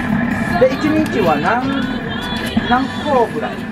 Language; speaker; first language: Japanese; non-native, learner; Filipino